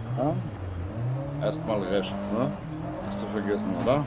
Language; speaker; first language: German; native; German